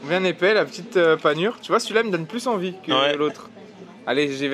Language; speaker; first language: French; native; French